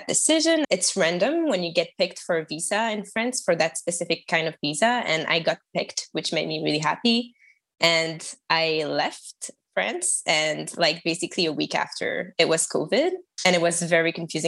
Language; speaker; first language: English; non-native, fluent; French